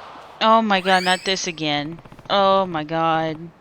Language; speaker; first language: English; native; English